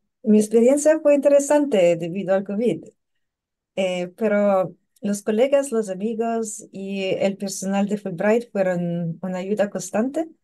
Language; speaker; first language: Spanish; non-native, learner; English